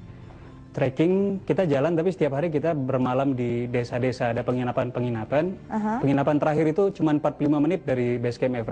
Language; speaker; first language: Indonesian; native; Indonesian